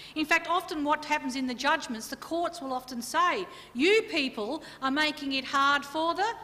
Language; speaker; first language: English; native; English